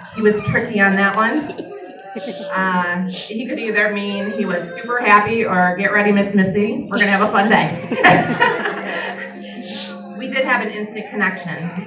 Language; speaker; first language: English; native; English